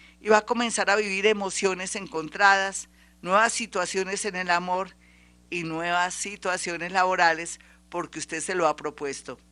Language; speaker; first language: Spanish; native; Spanish